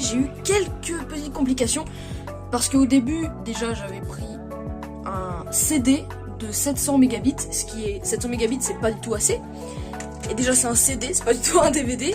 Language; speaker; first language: French; native; French